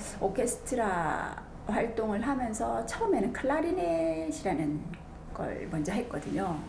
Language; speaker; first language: Korean; native; Korean